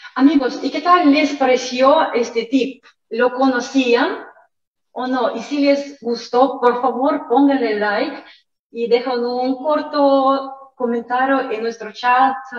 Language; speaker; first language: Spanish; non-native, fluent; Russian